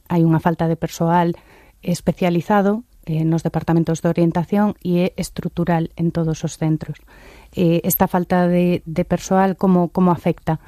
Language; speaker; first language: Galician; native; Galician